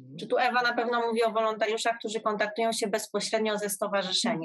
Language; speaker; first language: Polish; native; Polish